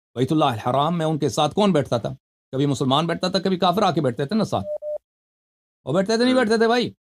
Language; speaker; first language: Urdu; non-native, fluent; Persian